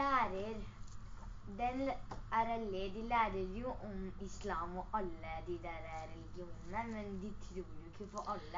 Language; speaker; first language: Norwegian; early bilingual, other home language; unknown